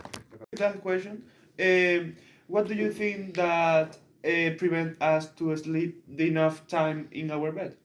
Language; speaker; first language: English; non-native, learner; Spanish